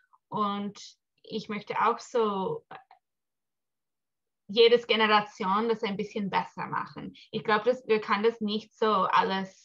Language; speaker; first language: German; early bilingual, heritage; English